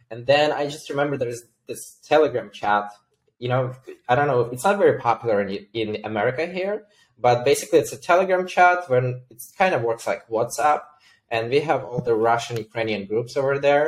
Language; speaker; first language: English; non-native, fluent; Ukrainian